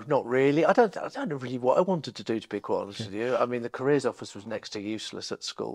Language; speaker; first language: English; native; English